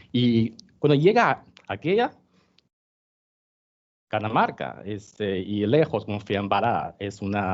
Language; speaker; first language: Spanish; non-native, learner; Chinese